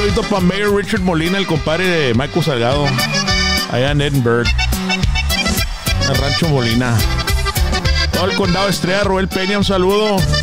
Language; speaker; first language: Spanish; early bilingual, other home language; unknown